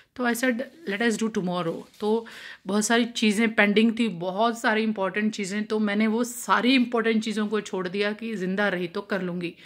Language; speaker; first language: Hindi; non-native, local second language; Punjabi